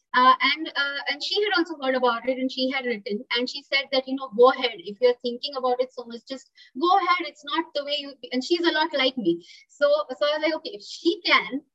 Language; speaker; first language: English; non-native, local second language; Marathi